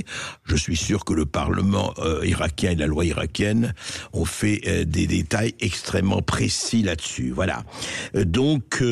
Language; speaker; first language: French; native; French